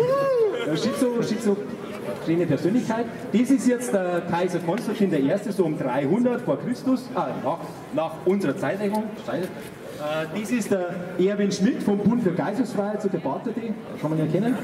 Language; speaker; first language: German; native; German